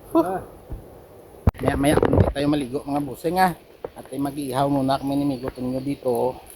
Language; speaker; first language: Filipino; non-native, local second language; Hiligaynon